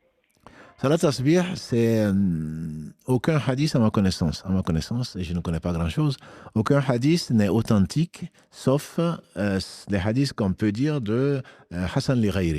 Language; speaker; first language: French; native; French